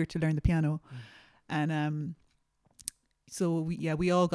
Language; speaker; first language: English; native; English